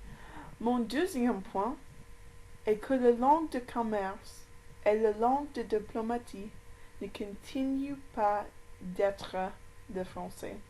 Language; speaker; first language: French; non-native, learner; English